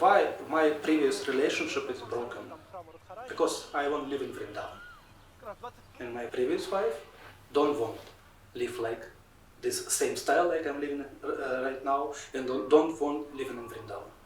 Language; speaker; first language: English; non-native, learner; Russian